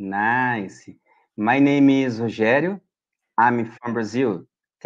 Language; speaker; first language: English; non-native, learner; Portuguese